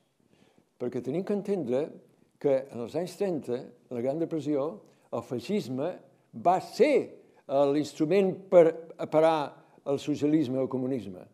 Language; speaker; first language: Catalan; native; Catalan